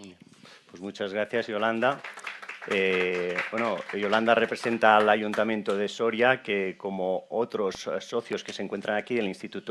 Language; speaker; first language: Spanish; native; Spanish